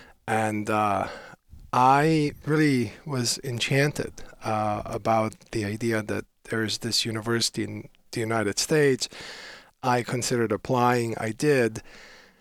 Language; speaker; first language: English; non-native, fluent; Bosnian